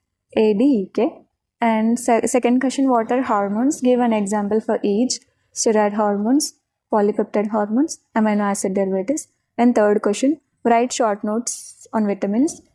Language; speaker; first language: English; non-native, local second language; Telugu